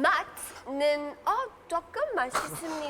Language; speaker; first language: Korean; non-native, learner; English